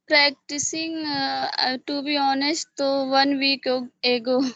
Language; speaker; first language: English; non-native, learner; Hindi